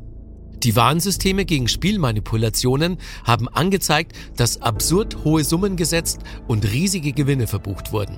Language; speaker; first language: German; native; German